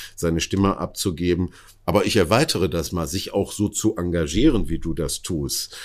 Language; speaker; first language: German; native; German